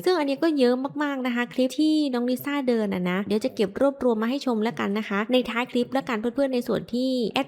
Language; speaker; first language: Thai; native; Thai